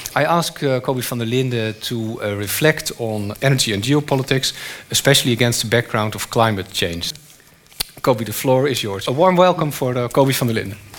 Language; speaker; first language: English; non-native, fluent; Dutch